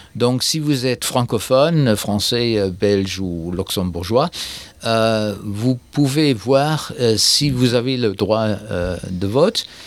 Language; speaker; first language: French; non-native, fluent; German